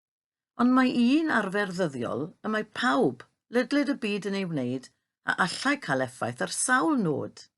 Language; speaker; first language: Welsh; native; Welsh